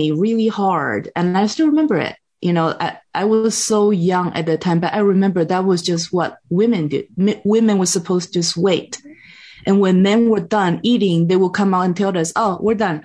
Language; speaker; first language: English; non-native, fluent; Chinese